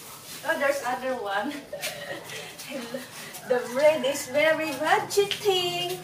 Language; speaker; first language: English; non-native, learner; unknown